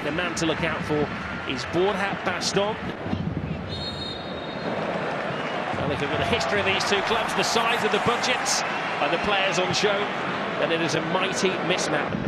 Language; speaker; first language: English; native; English